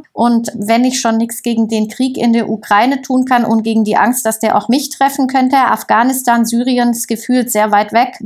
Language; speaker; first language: German; native; German